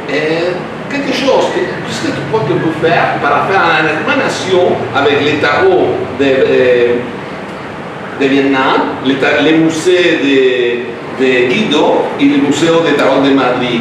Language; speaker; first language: French; non-native, learner; Spanish